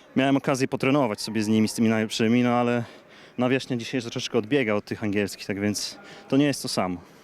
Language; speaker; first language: Polish; native; Polish